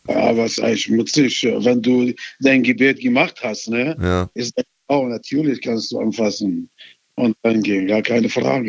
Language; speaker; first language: German; non-native, fluent; Arabic